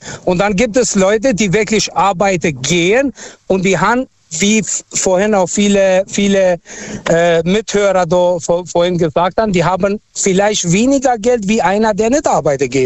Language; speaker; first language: German; non-native, fluent; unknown